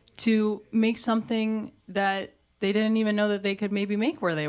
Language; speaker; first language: English; native; English